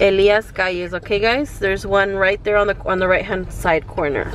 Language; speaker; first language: English; early bilingual, other home language; Spanish